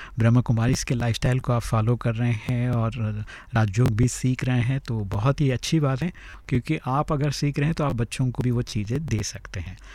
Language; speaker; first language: Hindi; native; Hindi